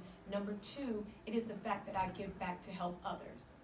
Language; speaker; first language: English; native; English